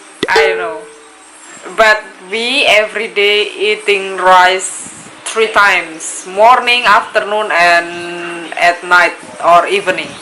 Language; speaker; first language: English; non-native, learner; Indonesian